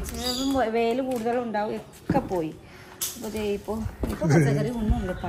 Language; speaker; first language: Malayalam; non-native, learner; Nepali